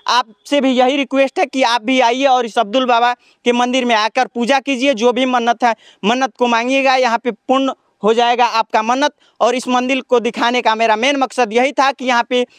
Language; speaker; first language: Hindi; native; Hindi